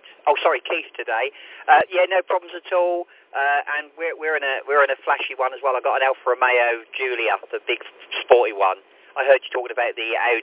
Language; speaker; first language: English; native; English